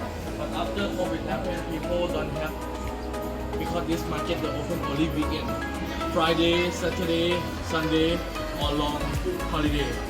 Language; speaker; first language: English; non-native, fluent; Thai